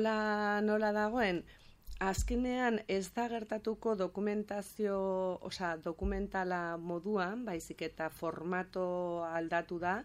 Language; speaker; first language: Basque; non-native, local second language; Spanish